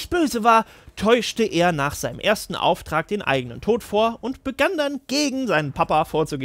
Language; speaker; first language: German; native; German